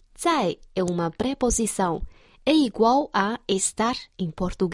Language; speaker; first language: Portuguese; non-native, fluent; Chinese